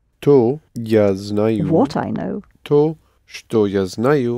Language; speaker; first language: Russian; non-native, learner; English